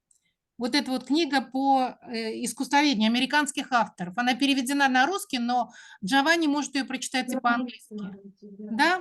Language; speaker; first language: Russian; native; Russian